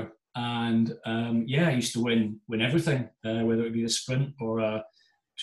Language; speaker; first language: English; native; English